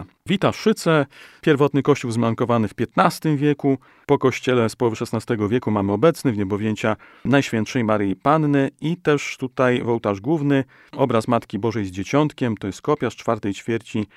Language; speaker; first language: Polish; native; Polish